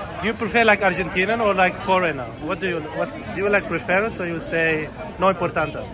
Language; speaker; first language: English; non-native, learner; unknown